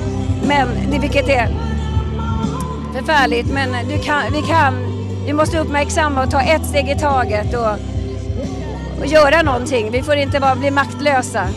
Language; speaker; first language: Swedish; native; Swedish